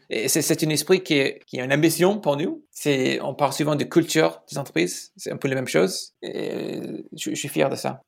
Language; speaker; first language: French; non-native, fluent; English